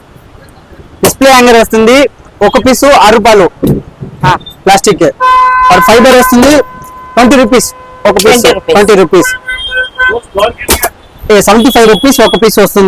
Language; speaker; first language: Telugu; non-native, learner; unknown